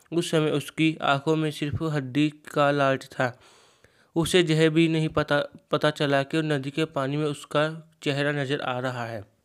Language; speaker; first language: Hindi; non-native, local second language; Punjabi